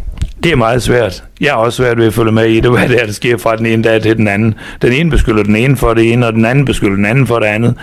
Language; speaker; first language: Danish; native; Danish